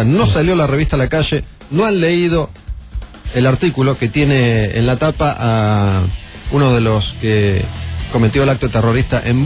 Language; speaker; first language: Spanish; native; Spanish